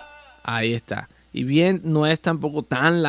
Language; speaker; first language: Spanish; native; Spanish